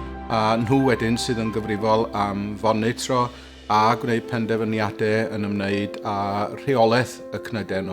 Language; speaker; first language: Welsh; native; Welsh